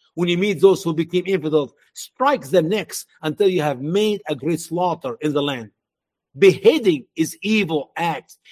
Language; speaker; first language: English; non-native, fluent; Arabic